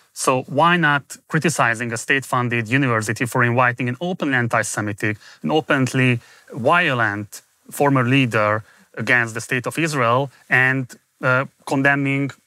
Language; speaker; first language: English; non-native, fluent; Hungarian